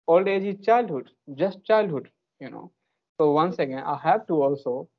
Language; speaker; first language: English; non-native, local second language; Hindi